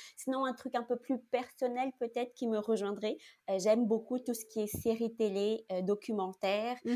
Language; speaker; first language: French; non-native, local second language; Malagasy